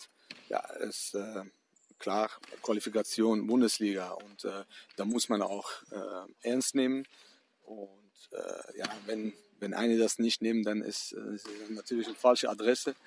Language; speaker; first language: German; non-native, fluent; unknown